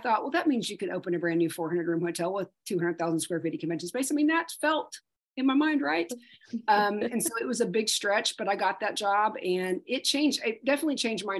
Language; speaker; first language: English; native; English